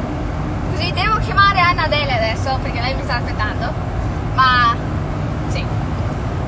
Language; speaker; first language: Italian; non-native, learner; English